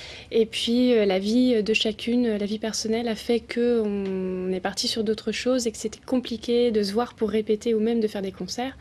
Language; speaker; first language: French; native; French